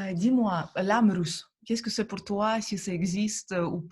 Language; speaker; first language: French; non-native, fluent; Russian